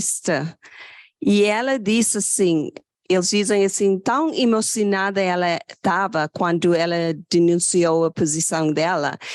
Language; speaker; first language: Portuguese; non-native, fluent; English